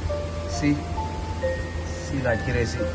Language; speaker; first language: English; non-native, learner; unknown